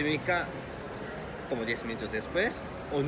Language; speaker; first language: Spanish; non-native, learner; Japanese